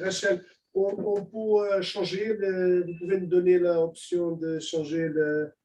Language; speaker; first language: French; non-native, fluent; Portuguese